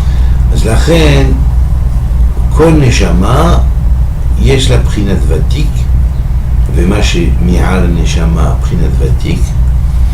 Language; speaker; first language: Hebrew; non-native, fluent; French